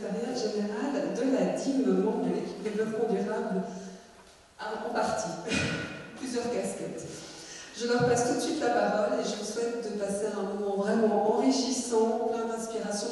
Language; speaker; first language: French; native; French